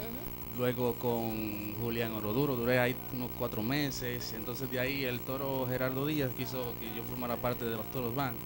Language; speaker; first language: Spanish; native; Spanish